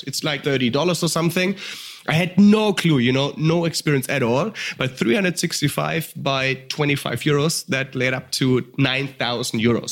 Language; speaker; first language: English; non-native, fluent; German